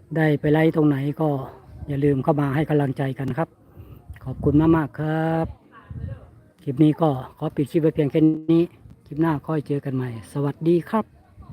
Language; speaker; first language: Thai; non-native, local second language; Northeastern Thai